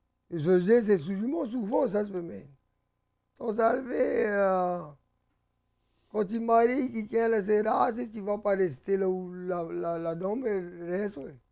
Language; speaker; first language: French; early bilingual, heritage; French